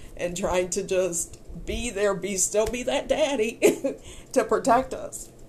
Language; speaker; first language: English; native; English